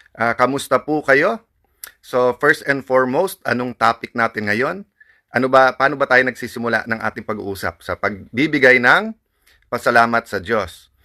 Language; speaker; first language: Filipino; native; Filipino